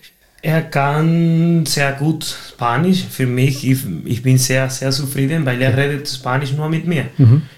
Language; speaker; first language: German; non-native, fluent; Spanish